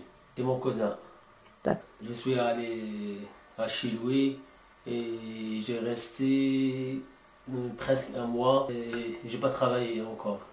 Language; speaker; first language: French; non-native, learner; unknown